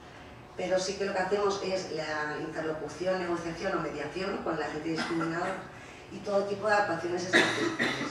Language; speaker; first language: Spanish; native; Spanish